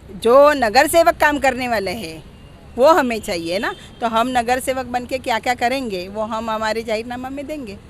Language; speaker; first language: Hindi; non-native, local second language; Marathi